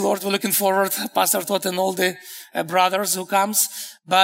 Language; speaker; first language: English; non-native, fluent; Hebrew